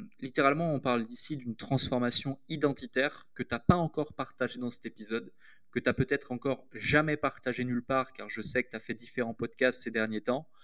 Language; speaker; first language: French; native; French